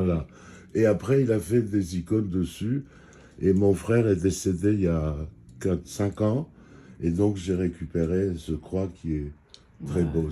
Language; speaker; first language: French; non-native, fluent; Georgian